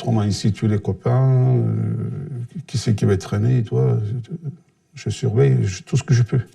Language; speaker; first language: French; non-native, learner; Turkish